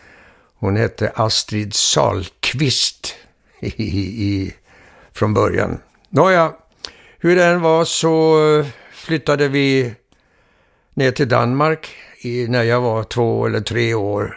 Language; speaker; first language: Swedish; early bilingual, heritage; Swedish